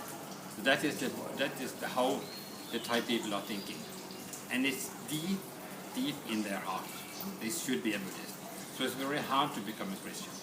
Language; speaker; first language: English; non-native, fluent; Norwegian